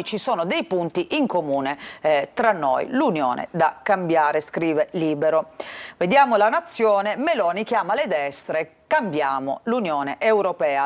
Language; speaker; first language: Italian; native; Italian